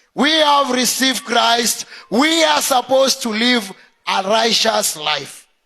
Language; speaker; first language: English; non-native, local second language; Swahili